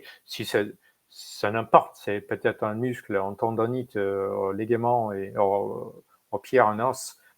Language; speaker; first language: French; non-native, fluent; English